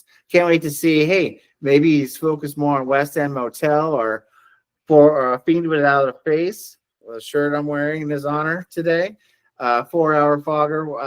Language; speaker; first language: English; native; English